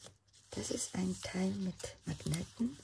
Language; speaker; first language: German; non-native, fluent; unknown